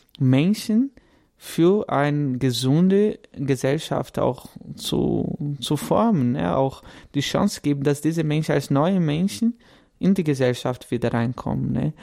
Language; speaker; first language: German; non-native, fluent; Portuguese